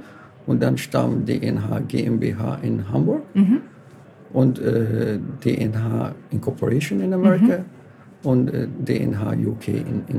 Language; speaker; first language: German; non-native, learner; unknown